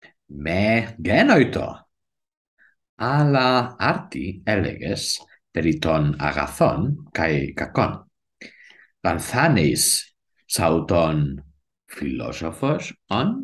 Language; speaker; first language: Greek; non-native, learner; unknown